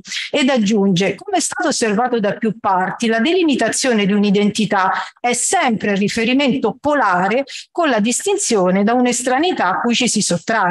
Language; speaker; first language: Italian; native; Italian